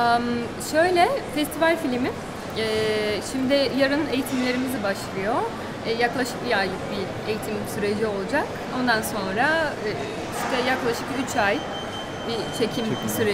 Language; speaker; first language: Turkish; non-native, fluent; Portuguese